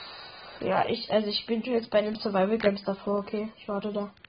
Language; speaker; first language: German; native; German